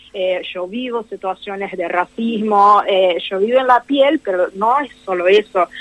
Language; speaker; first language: Spanish; non-native, fluent; Portuguese